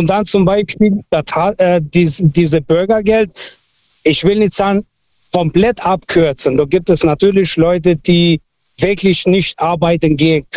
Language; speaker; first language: German; non-native, fluent; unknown